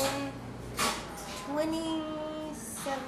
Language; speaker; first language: English; non-native, fluent; Spanish